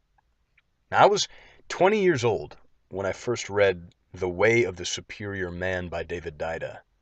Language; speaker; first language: English; native; English